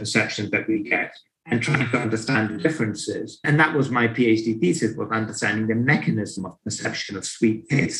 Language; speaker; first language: English; native; English